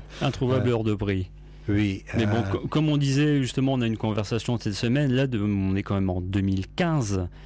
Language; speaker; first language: French; non-native, local second language; Dutch